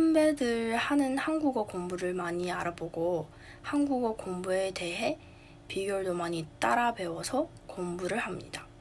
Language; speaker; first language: Korean; non-native, learner; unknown